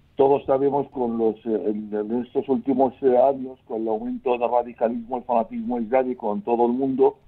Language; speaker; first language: Spanish; non-native, fluent; Arabic